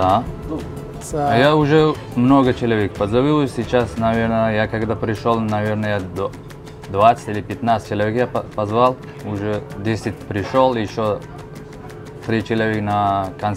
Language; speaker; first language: Russian; non-native, learner; Uzbek